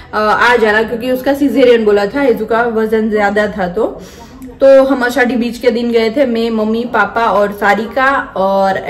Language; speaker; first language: Hindi; non-native, local second language; Gujarati